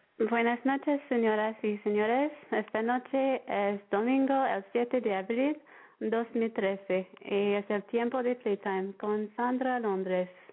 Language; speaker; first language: Spanish; non-native, learner; English